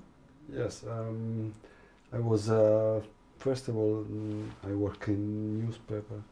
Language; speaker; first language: English; non-native, learner; Italian